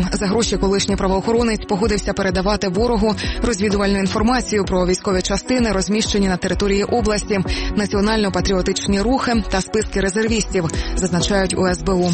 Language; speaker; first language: Ukrainian; native; Ukrainian